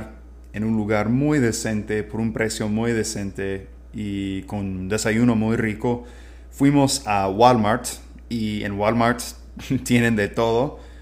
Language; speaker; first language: Spanish; non-native, fluent; English